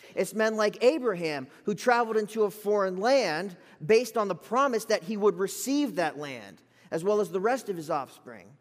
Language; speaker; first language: English; native; English